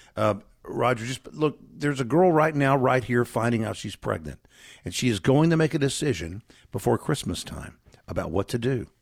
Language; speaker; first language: English; native; English